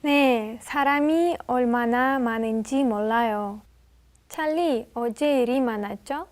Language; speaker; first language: Korean; non-native, learner; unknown